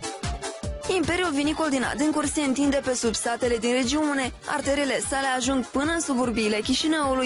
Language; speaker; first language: Romanian; native; Romanian